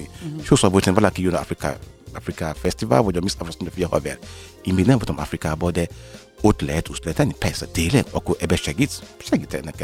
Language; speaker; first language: Hungarian; non-native, learner; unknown